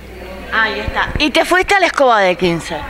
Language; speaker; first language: Spanish; native; Spanish